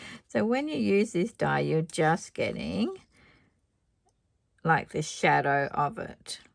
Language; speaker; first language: English; native; English